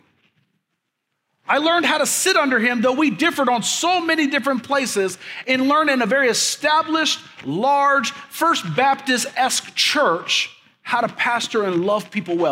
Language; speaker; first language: English; native; English